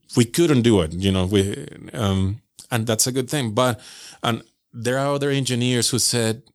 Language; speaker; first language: English; non-native, fluent; Spanish